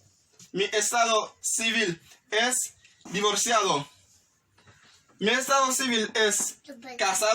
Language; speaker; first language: Spanish; non-native, fluent; Haitian Creole